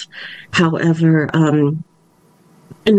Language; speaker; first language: English; native; English